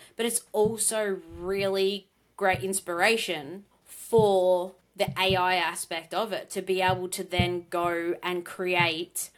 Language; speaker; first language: English; native; English